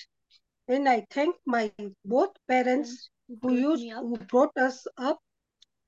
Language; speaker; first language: English; non-native, local second language; Gujarati